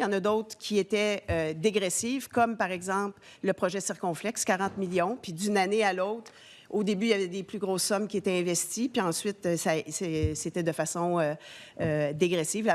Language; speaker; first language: French; native; French